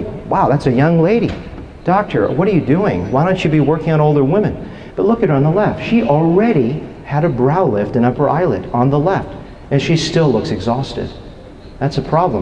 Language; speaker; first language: English; native; English